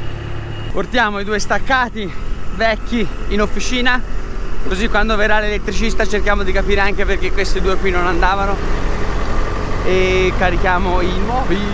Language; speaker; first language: Italian; native; Italian